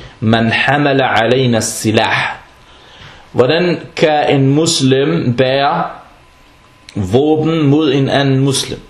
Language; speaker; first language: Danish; early bilingual, other home language; Arabic